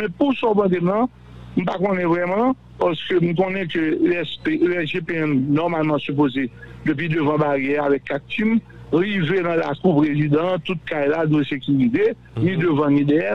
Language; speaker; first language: French; non-native, local second language; Haitian Creole